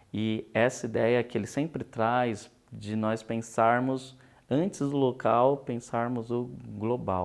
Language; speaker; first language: Portuguese; native; Portuguese